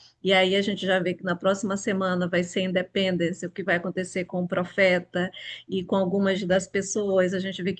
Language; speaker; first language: Portuguese; native; Portuguese